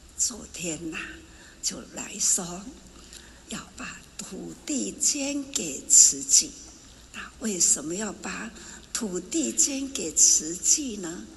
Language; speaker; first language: Chinese; non-native, local second language; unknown